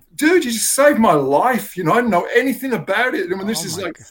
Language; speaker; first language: English; native; English